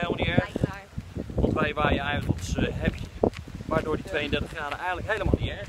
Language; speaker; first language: Dutch; native; Dutch